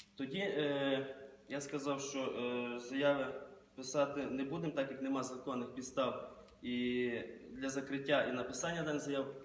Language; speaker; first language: Ukrainian; native; Ukrainian